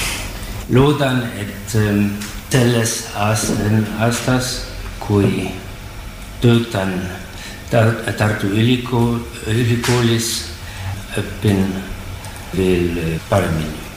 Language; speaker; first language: Estonian; non-native, learner; German